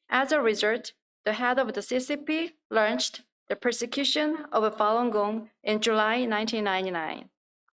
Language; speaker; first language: English; non-native, fluent; Korean